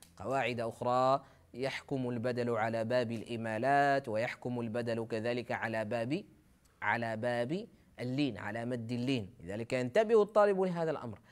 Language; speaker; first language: Arabic; native; Arabic